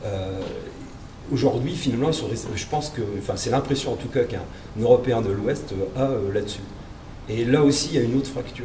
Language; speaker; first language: French; native; French